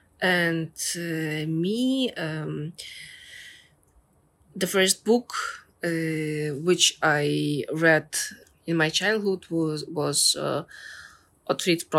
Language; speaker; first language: English; non-native, fluent; Ukrainian